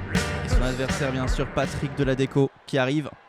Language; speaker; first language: French; native; French